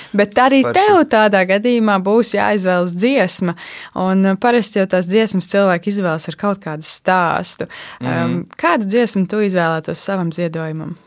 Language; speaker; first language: Latvian; native; Latvian